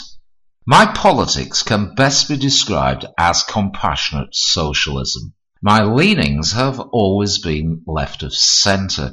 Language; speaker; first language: English; native; English